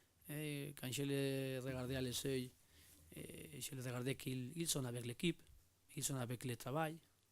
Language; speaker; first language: French; non-native, learner; Spanish